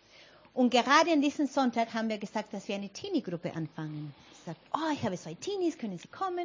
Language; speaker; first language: German; non-native, fluent; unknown